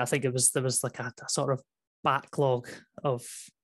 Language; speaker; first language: English; native; English